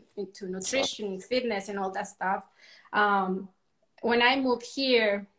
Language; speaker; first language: English; non-native, fluent; Spanish